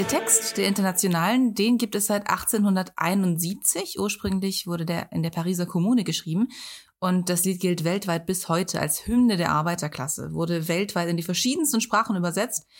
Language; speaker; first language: German; native; German